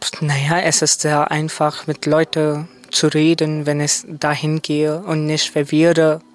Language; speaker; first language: German; non-native, learner; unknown